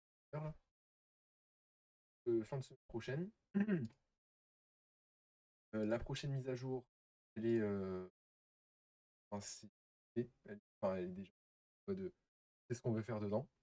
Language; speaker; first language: French; native; French